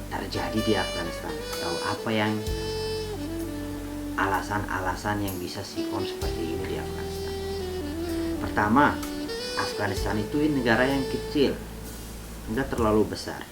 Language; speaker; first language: Indonesian; non-native, fluent; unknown